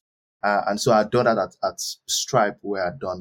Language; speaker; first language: English; non-native, local second language; Yoruba